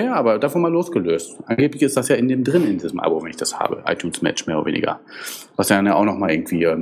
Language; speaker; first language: German; native; German